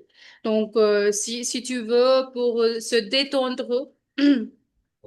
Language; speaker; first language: French; non-native, learner; Hindi